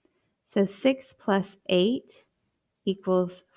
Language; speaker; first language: English; native; English